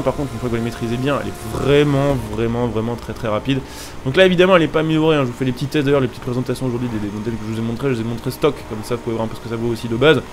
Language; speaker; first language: French; native; French